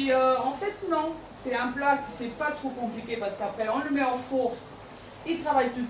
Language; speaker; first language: French; non-native, fluent; Portuguese